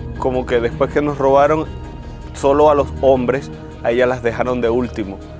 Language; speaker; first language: Spanish; native; Spanish